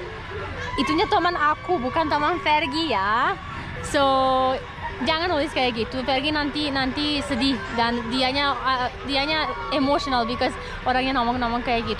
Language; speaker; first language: Indonesian; non-native, learner; English